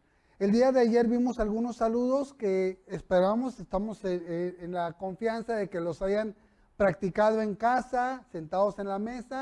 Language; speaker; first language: Spanish; native; Spanish